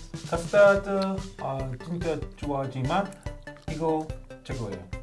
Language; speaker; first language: Korean; non-native, learner; English